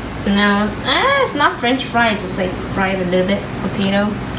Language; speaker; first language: English; non-native, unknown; Korean